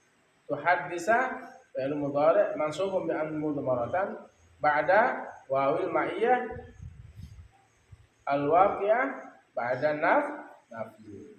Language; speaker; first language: Arabic; non-native, fluent; Sasak